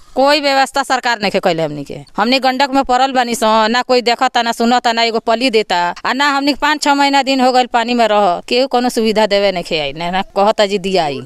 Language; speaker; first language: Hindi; native; Hindi